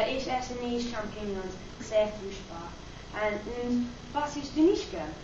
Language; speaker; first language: German; non-native, learner; English